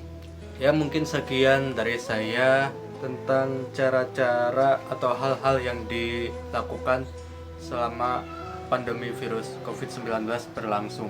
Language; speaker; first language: Indonesian; native; Indonesian